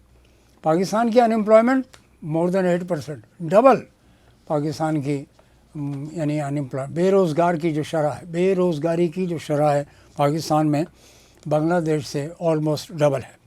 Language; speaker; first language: Urdu; native; Urdu